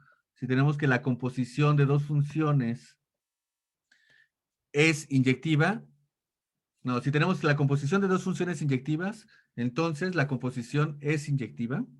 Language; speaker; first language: Spanish; native; Spanish